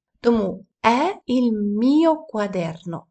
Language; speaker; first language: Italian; non-native, fluent; Ukrainian